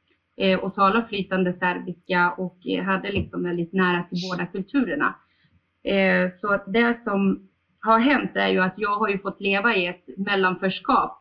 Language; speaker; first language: Swedish; early bilingual, other home language; Bosnian